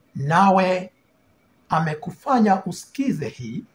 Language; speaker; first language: English; non-native, local second language; Swahili